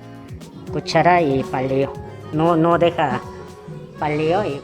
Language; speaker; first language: Spanish; non-native, learner; Korean